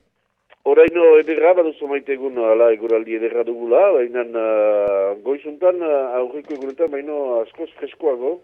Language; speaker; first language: Basque; native; Basque